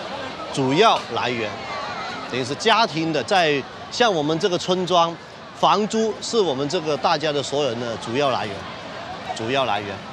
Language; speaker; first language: Chinese; native; Chinese